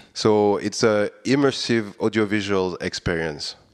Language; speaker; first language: English; non-native, fluent; French